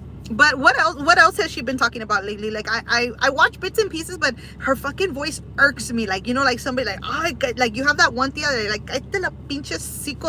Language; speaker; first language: English; early bilingual, other home language; Spanish